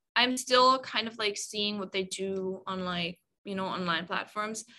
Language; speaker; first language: English; non-native, fluent; German